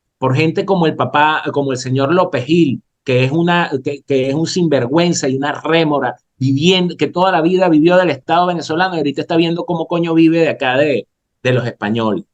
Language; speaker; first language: Spanish; native; Spanish